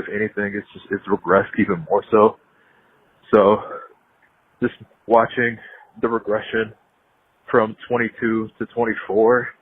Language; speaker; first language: English; native; English